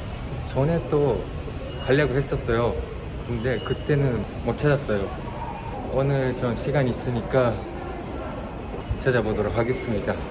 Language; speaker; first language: Korean; non-native, learner; Japanese